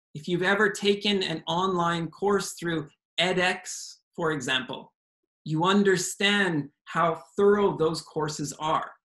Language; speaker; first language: English; native; English